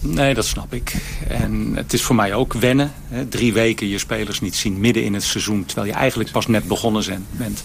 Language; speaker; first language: Dutch; native; Dutch